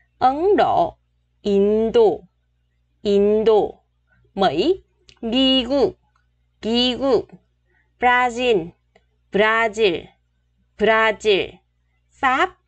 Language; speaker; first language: Korean; non-native, fluent; Vietnamese